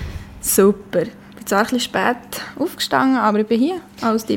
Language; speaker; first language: German; native; German